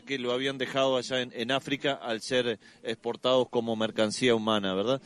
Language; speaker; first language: Spanish; native; Spanish